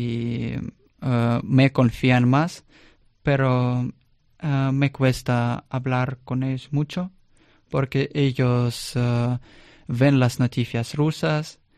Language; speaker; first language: Spanish; non-native, learner; Russian